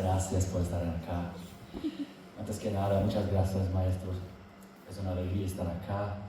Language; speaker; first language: Spanish; non-native, fluent; Portuguese